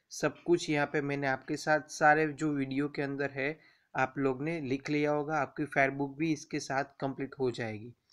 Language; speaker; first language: Hindi; non-native, local second language; Gujarati